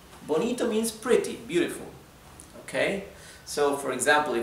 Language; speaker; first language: English; non-native, fluent; Spanish